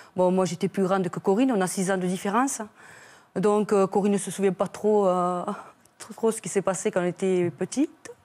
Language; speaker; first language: French; native; French